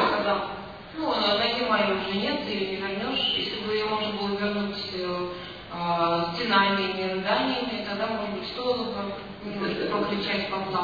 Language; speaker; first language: Russian; native; Russian